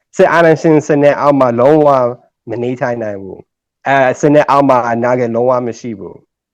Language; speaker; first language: Burmese; non-native, learner; English